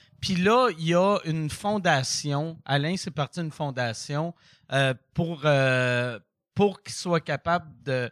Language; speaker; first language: French; native; French